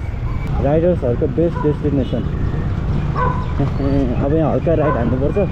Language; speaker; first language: Nepali; native; Nepali